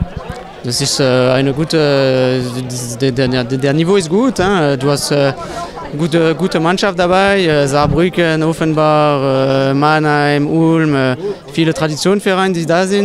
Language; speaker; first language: German; non-native, local second language; French